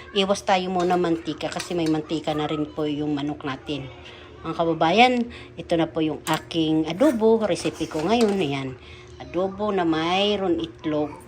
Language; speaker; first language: Filipino; non-native, local second language; Cebuano